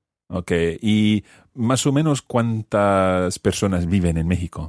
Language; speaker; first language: Spanish; non-native, fluent; English